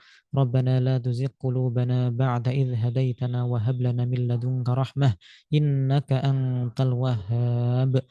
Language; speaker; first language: Arabic; non-native, fluent; Indonesian